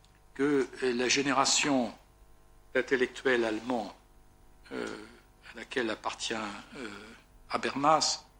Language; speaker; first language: French; native; French